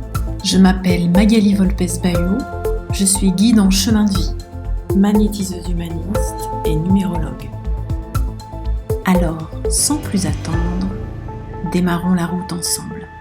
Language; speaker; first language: French; native; French